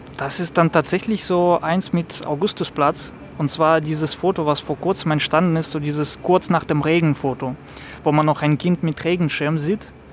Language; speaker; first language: German; non-native, fluent; Russian